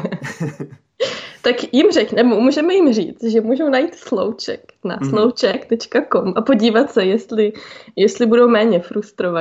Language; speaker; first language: Czech; native; Czech